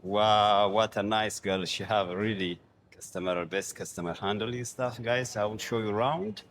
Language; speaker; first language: English; non-native, learner; Amharic